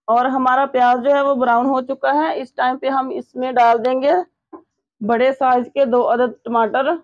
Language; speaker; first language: Urdu; native; Urdu